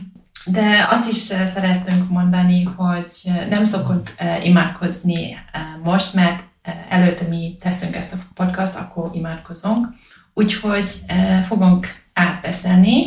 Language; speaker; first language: Hungarian; non-native, learner; English